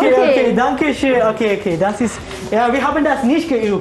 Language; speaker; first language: German; non-native, learner; Malay